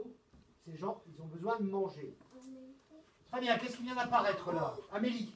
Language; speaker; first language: French; native; French